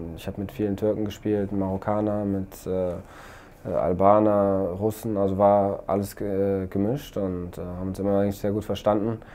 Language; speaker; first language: German; early bilingual, other home language; Arabic